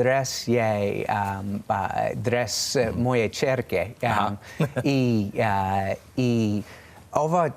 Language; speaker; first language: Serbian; non-native, learner; English